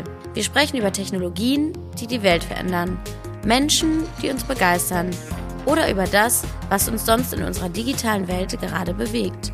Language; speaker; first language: German; native; German